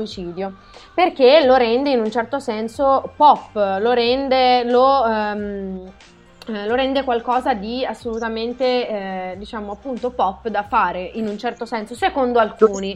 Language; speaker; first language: Italian; native; Italian